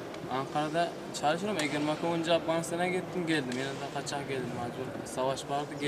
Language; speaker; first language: Turkish; non-native, learner; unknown